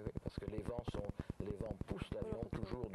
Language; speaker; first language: French; native; French